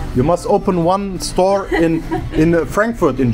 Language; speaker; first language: English; non-native, learner; German